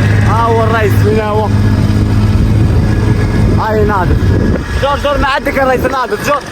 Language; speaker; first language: Arabic; native; Arabic